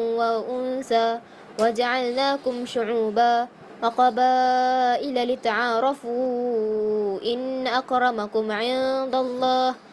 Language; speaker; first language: Arabic; non-native, learner; Malay